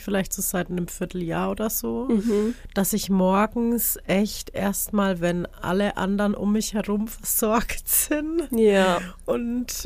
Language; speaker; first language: German; native; German